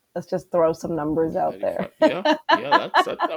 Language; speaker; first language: English; native; English